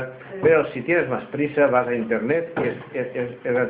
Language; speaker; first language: Spanish; native; Spanish